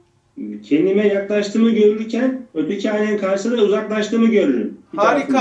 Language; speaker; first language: Turkish; native; Turkish